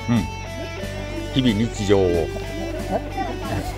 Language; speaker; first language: Japanese; native; Japanese